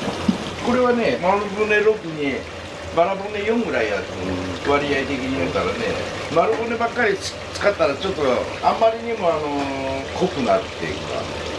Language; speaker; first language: Japanese; native; Japanese